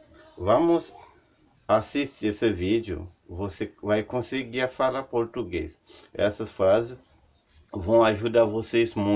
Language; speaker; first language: Portuguese; non-native, learner; Haitian Creole